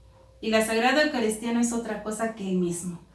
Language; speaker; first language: Spanish; native; Spanish